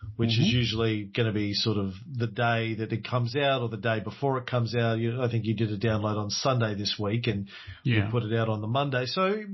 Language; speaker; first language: English; native; English